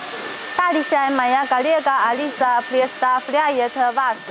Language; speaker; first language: Russian; non-native, learner; Chinese